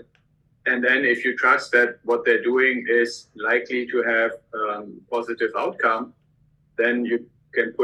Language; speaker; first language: English; non-native, fluent; German